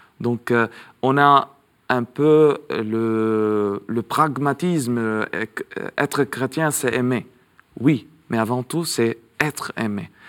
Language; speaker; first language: French; non-native, local second language; Arabic